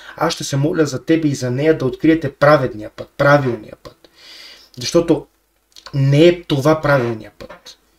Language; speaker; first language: Bulgarian; native; Bulgarian